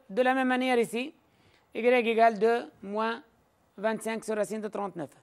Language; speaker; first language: French; non-native, local second language; Arabic